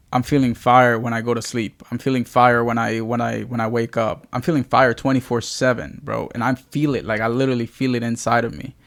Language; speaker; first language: English; early bilingual, other home language; Spanish